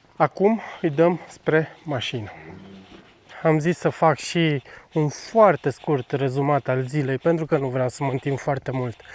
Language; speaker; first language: Romanian; native; Romanian